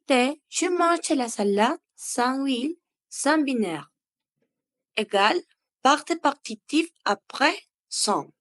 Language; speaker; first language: French; non-native, learner; Spanish